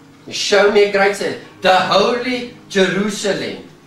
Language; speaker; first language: English; non-native, local second language; Afrikaans